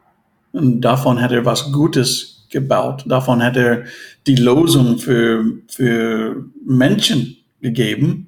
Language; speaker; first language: German; non-native, fluent; English